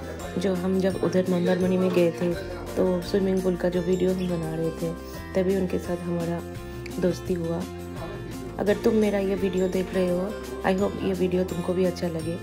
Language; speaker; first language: Hindi; non-native, local second language; Bangla